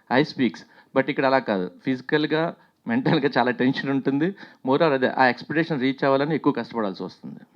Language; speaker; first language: Telugu; native; Telugu